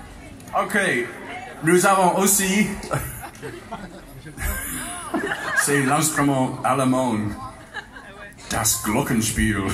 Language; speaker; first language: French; non-native, learner; English